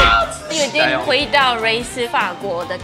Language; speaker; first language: Chinese; non-native, fluent; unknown